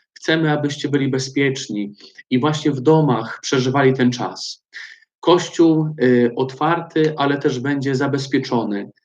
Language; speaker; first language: Polish; native; Polish